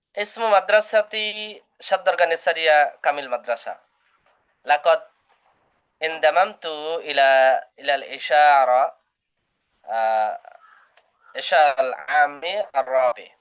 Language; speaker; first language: Arabic; non-native, learner; Bangla